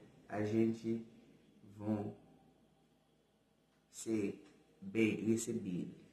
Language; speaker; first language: Portuguese; non-native, fluent; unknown